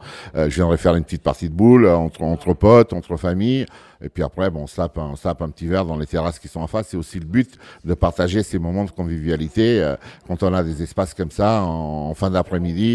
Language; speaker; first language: French; early bilingual, other home language; Portuguese